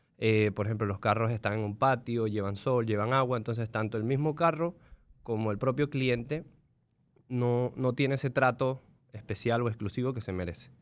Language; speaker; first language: Spanish; native; Spanish